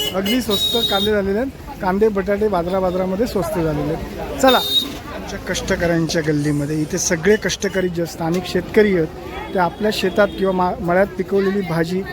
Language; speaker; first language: Marathi; non-native, local second language; Konkani